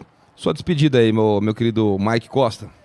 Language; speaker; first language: Portuguese; native; Portuguese